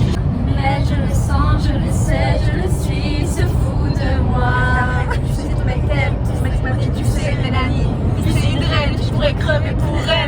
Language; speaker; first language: French; native; French